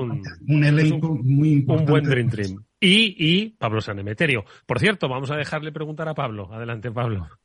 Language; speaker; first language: Spanish; native; Spanish